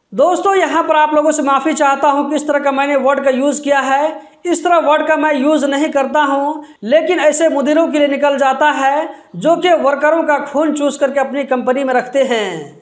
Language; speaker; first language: Hindi; native; Hindi